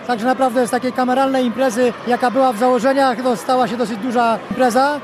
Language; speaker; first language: Polish; native; Polish